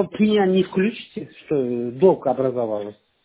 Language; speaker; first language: Russian; non-native, fluent; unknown